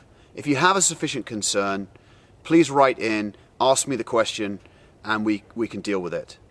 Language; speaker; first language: English; native; English